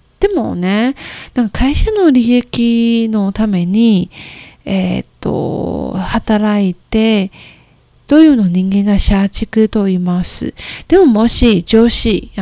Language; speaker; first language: Japanese; non-native, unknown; Chinese